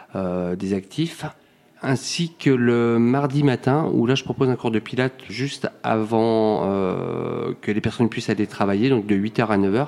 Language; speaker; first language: French; native; French